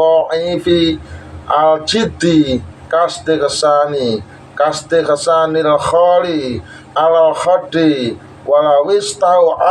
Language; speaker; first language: Arabic; non-native, fluent; Indonesian